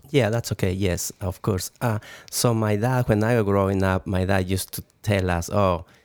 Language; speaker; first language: English; non-native, learner; Spanish